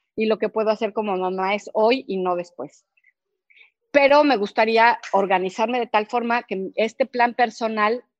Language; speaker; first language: Spanish; native; Spanish